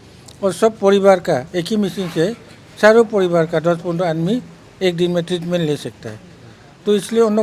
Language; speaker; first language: Hindi; non-native, local second language; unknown